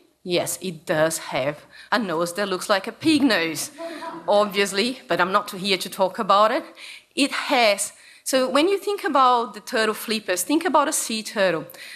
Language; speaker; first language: English; non-native, fluent; Portuguese